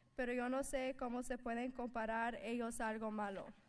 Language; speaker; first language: Spanish; early bilingual, heritage; Spanish